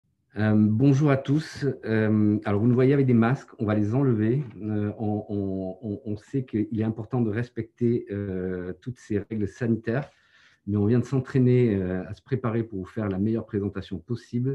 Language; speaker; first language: French; native; French